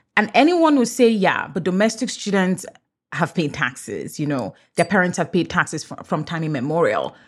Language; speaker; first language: English; native; English